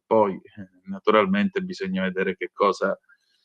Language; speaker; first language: Italian; native; Italian